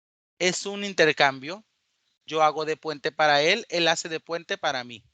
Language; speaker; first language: Spanish; native; Spanish